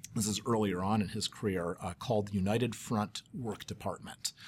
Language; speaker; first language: English; native; English